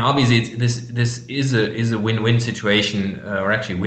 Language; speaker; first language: English; non-native, fluent; German